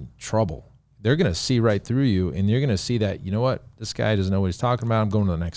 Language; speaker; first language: English; native; English